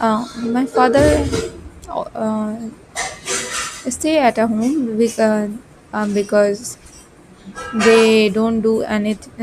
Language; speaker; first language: English; non-native, learner; Bhojpuri